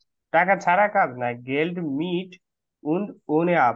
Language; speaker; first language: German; non-native, learner; Bangla